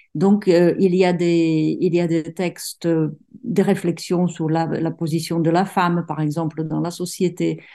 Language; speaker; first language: French; non-native, fluent; Czech